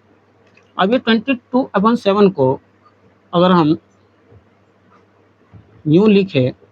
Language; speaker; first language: Hindi; native; Hindi